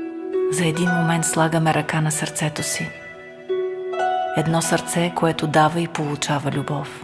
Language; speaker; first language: Bulgarian; native; Bulgarian